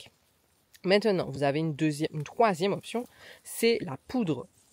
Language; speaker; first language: French; native; French